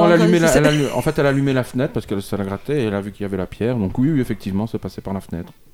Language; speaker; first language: French; native; French